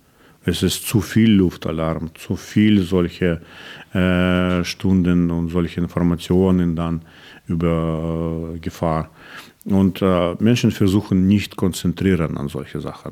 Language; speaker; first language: German; non-native, learner; Russian